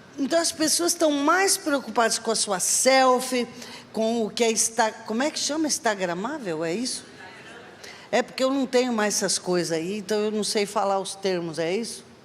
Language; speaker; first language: Portuguese; native; Portuguese